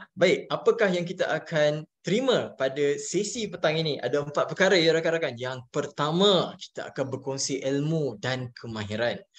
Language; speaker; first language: Malay; native; Malay